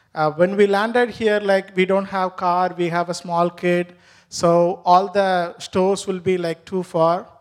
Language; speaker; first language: English; non-native, local second language; Tamil